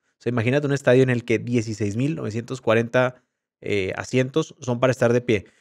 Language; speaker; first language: Spanish; native; Spanish